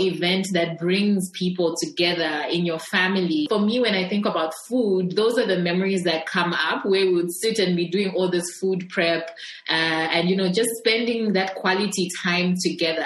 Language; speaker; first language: English; non-native, local second language; Bemba